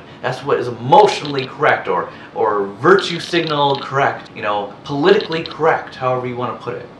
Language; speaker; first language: English; native; English